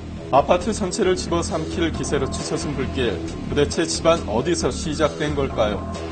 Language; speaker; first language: Korean; native; Korean